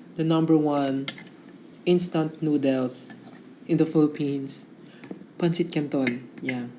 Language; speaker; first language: English; non-native, local second language; Filipino